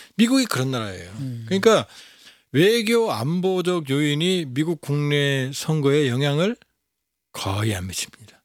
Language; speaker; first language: Korean; native; Korean